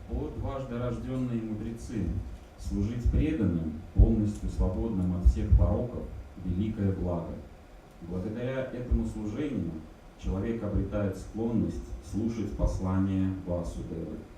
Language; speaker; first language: Russian; native; Russian